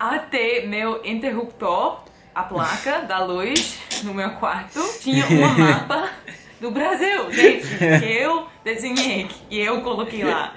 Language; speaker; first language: Portuguese; non-native, fluent; English